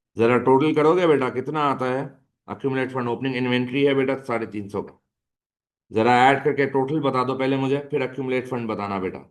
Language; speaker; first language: Urdu; native; Urdu